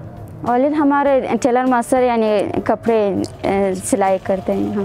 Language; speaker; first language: Hindi; non-native, learner; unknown